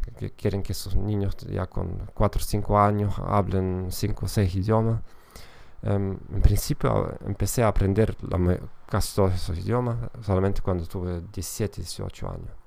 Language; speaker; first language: Spanish; non-native, fluent; German